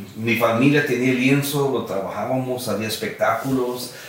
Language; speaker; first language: Spanish; early bilingual, heritage; Spanish